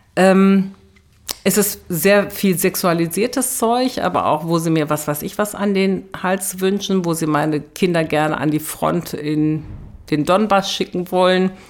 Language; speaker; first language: German; early bilingual, other home language; Turkish